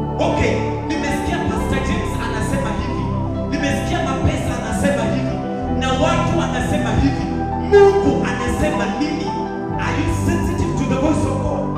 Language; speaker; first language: Swahili; non-native, local second language; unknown